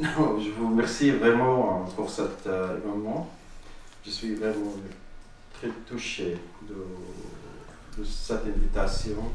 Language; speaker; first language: French; non-native, learner; Arabic